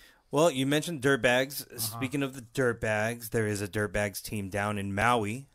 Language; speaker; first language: English; native; English